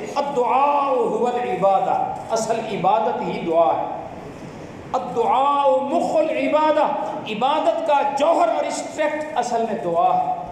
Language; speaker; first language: Urdu; non-native, local second language; Punjabi